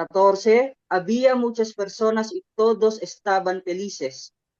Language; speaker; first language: Spanish; non-native, learner; Filipino